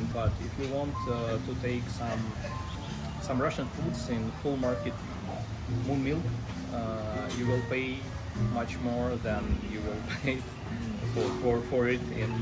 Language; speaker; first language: English; non-native, learner; Russian